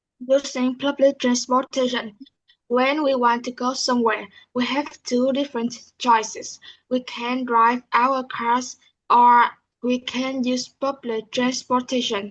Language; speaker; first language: English; non-native, learner; Vietnamese